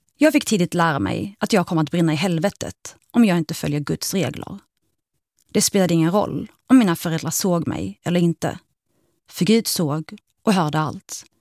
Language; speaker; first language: Swedish; early bilingual, other home language; Arabic